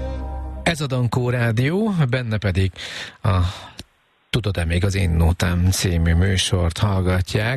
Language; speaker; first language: Hungarian; native; Hungarian